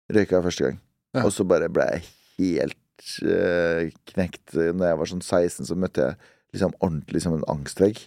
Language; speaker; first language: Norwegian; early bilingual, other home language; Central Kurdish